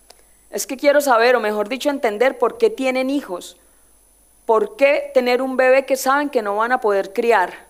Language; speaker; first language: Spanish; native; Spanish